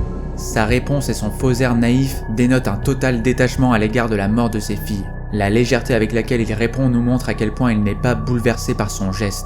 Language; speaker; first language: French; native; French